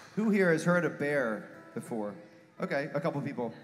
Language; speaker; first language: English; native; English